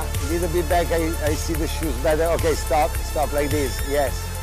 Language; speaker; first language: English; non-native, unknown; Italian